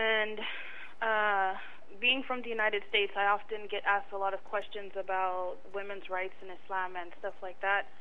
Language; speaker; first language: English; native; English